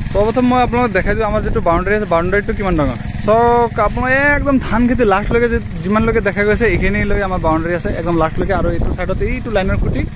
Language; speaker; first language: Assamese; non-native, local second language; Bangla